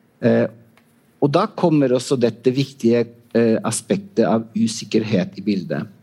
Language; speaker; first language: Norwegian; non-native, fluent; Italian